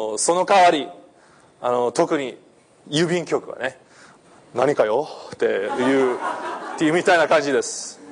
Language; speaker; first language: Japanese; non-native, fluent; English